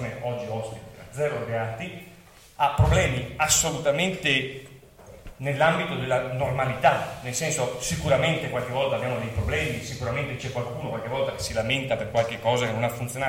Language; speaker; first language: Italian; native; Italian